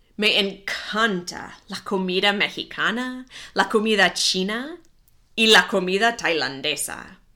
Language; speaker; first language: Spanish; non-native, fluent; English